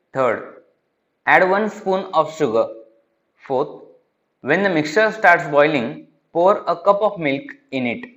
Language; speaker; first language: English; non-native, local second language; Marathi